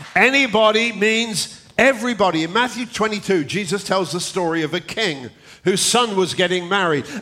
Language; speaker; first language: English; native; English